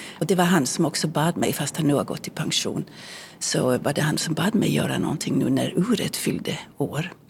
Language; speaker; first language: Swedish; early bilingual, heritage; Swedish